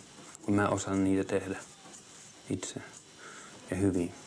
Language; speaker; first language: Finnish; non-native, fluent; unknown